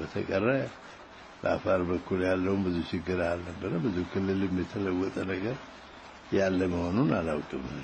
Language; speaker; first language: Amharic; non-native, local second language; Tigrinya